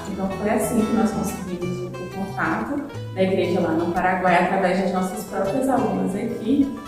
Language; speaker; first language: Portuguese; native; Portuguese